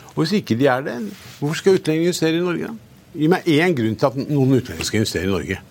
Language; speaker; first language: Norwegian; early bilingual, other home language; German